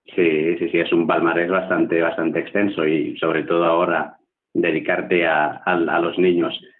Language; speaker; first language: Spanish; native; Spanish